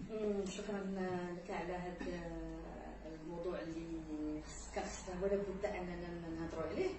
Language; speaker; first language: Arabic; native; Arabic